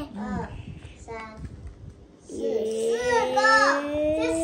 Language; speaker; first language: Chinese; native; Chinese